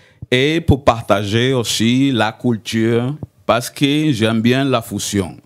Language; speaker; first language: French; non-native, learner; Spanish